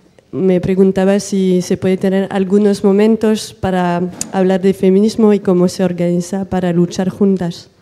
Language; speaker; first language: Spanish; non-native, learner; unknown